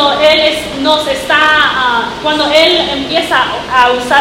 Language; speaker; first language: Spanish; non-native, learner; English